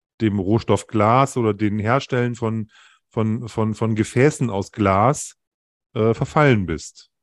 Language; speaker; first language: German; native; German